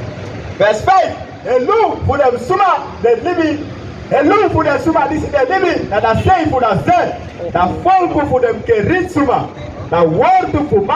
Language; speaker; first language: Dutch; non-native, local second language; Sranan Tongo